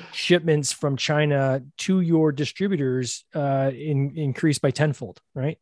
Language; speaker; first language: English; native; English